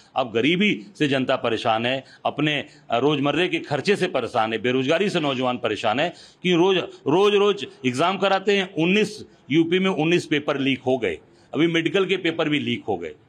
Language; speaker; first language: Hindi; native; Hindi